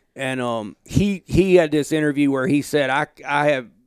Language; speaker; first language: English; native; English